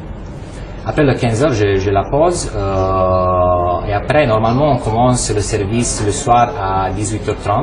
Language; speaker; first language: French; non-native, fluent; Romanian